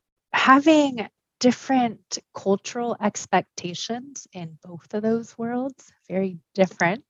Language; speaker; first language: English; early bilingual, other home language; Japanese